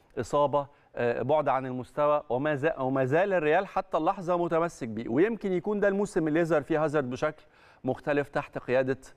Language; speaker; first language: Arabic; native; Arabic